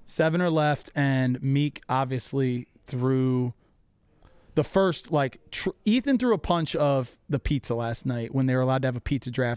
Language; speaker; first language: English; native; English